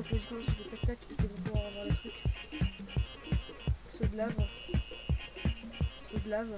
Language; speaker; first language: French; native; French